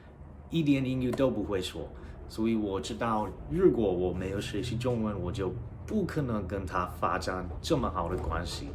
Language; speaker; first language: Chinese; non-native, fluent; English